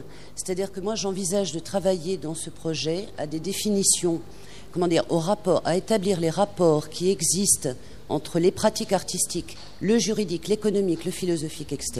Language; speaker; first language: French; native; French